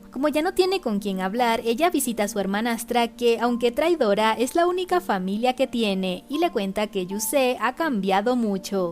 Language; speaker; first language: Spanish; native; Spanish